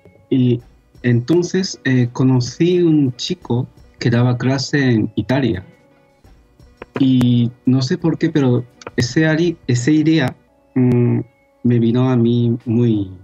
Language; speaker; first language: Spanish; non-native, fluent; Japanese